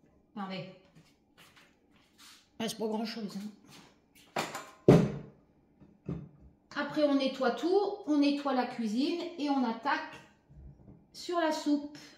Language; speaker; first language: French; native; French